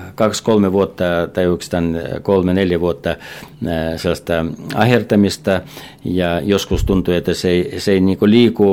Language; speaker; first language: Finnish; non-native, fluent; Russian